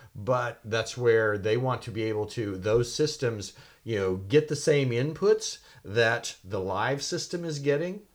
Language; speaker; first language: English; native; English